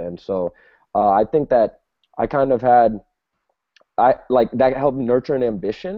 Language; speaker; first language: English; native; English